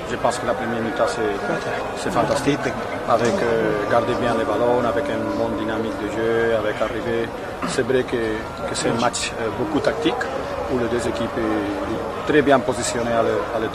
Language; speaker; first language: French; non-native, learner; Spanish